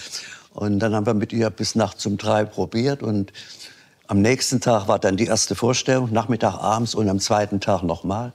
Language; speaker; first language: German; native; German